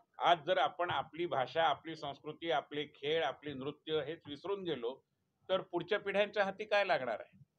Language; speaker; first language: Marathi; native; Marathi